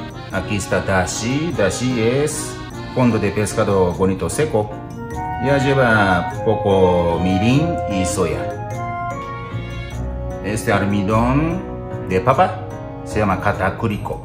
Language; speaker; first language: Spanish; non-native, learner; Japanese